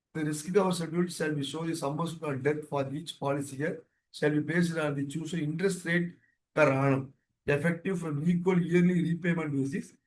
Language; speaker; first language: English; non-native, local second language; Tamil